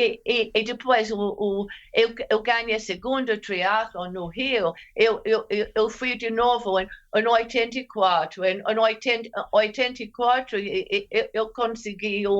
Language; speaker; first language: Portuguese; non-native, fluent; English